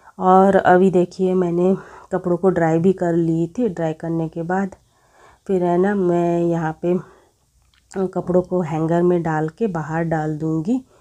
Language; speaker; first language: Hindi; non-native, local second language; Bangla